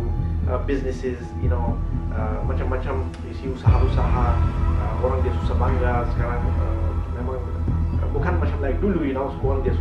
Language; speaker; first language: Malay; non-native, learner; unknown